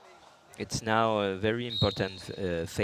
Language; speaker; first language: English; non-native, learner; French